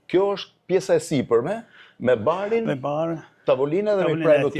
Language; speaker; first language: Albanian; native; Albanian